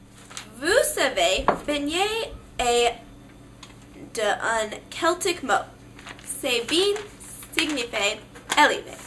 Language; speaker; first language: French; non-native, learner; English